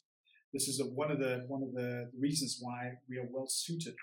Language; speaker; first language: English; native; English